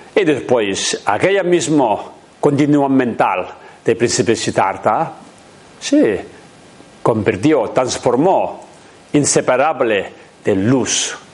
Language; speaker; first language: Spanish; non-native, learner; Tibetan